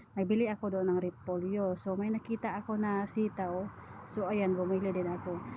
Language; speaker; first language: Filipino; non-native, local second language; Cebuano